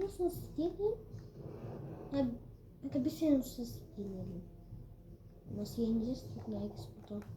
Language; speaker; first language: Turkish; early bilingual, heritage; Turkish